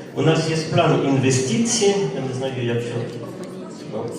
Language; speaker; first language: Ukrainian; non-native, learner; French